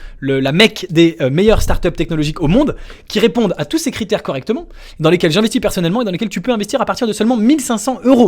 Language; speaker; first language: French; native; French